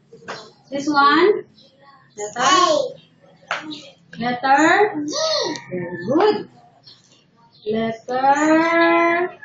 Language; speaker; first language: English; non-native, local second language; Filipino